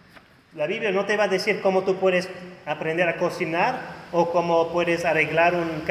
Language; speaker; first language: Spanish; non-native, fluent; German